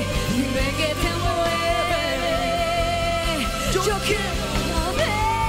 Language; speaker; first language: Spanish; native; Spanish